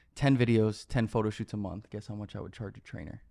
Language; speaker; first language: English; native; English